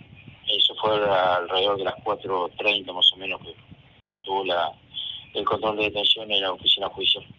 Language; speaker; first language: Spanish; native; Spanish